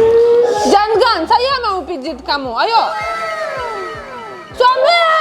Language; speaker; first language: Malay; non-native, learner; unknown